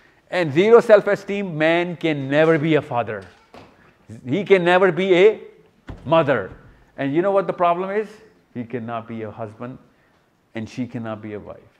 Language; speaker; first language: English; non-native, local second language; Urdu